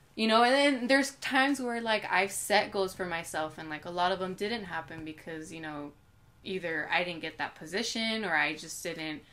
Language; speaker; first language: English; native; English